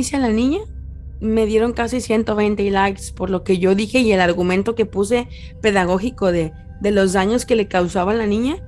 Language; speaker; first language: Spanish; native; Spanish